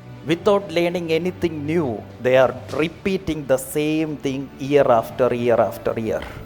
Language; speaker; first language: English; non-native, local second language; Malayalam